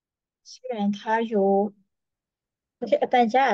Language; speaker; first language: Chinese; non-native, learner; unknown